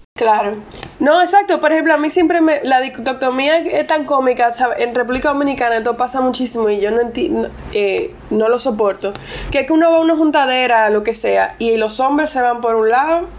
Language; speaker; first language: Spanish; non-native, local second language; English